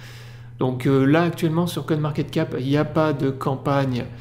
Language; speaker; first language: French; native; French